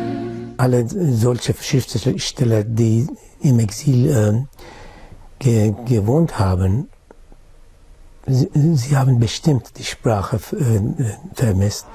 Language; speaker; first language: German; non-native, learner; Persian